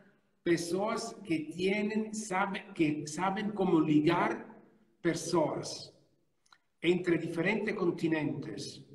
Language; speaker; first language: Portuguese; non-native, learner; Italian